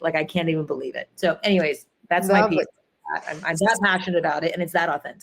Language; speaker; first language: English; native; English